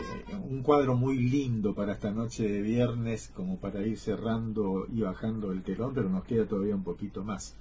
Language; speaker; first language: Spanish; native; Spanish